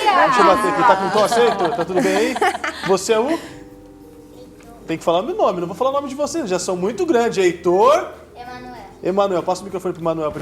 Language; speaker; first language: Portuguese; native; Portuguese